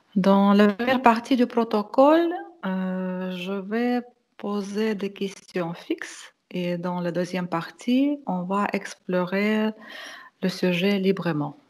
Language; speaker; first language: French; non-native, fluent; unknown